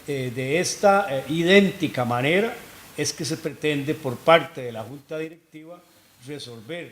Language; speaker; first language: Spanish; native; Spanish